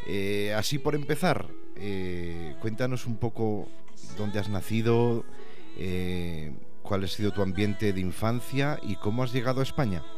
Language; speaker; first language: Spanish; native; Spanish